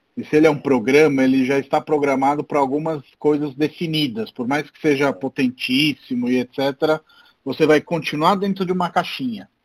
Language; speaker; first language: Portuguese; native; Portuguese